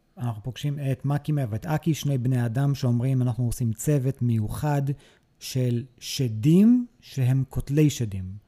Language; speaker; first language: Hebrew; early bilingual, other home language; English